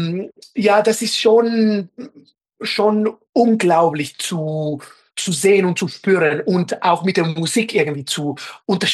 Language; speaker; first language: German; non-native, fluent; Spanish